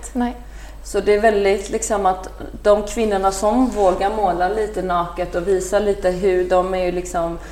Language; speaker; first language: Swedish; early bilingual, other home language; Persian